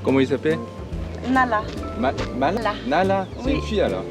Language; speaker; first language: French; non-native, learner; Korean